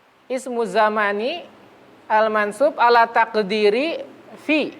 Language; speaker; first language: Arabic; non-native, fluent; Indonesian